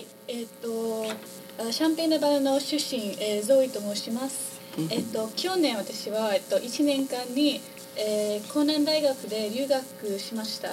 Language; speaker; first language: Japanese; early bilingual, heritage; English